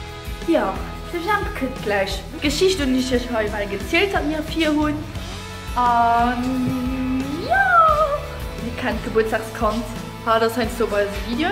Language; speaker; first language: German; non-native, learner; Luxembourgish